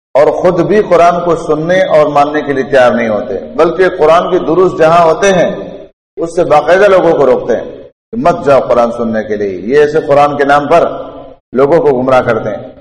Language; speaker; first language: Urdu; non-native, local second language; Pashto